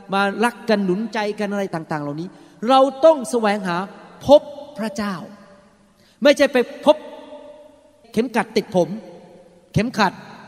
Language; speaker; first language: Thai; early bilingual, heritage; Thai